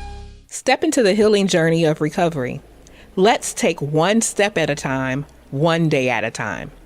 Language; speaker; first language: English; native; English